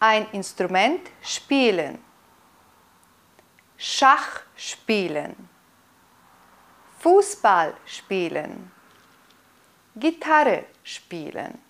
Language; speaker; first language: German; non-native, fluent; Bosnian